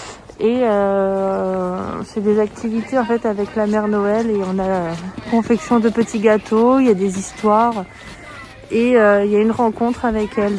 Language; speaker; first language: French; native; French